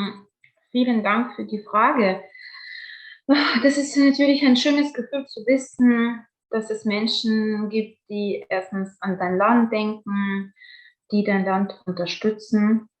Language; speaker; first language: German; non-native, fluent; Ukrainian